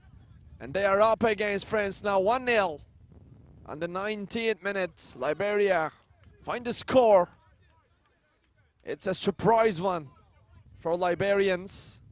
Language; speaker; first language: English; non-native, fluent; Turkish